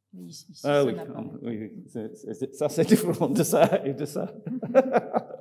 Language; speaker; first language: French; non-native, fluent; English